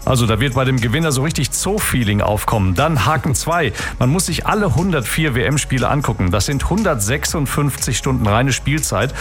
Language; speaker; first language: German; native; German